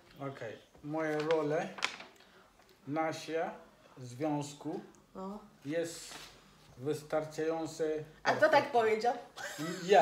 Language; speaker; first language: Polish; non-native, learner; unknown